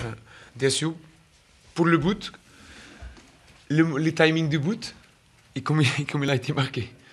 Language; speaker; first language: French; non-native, fluent; Portuguese